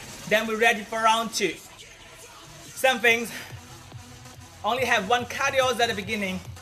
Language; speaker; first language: English; non-native, local second language; Chinese